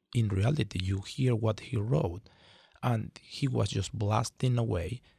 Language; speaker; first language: English; non-native, fluent; Spanish